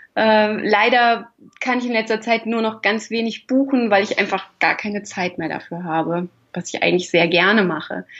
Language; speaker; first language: German; native; German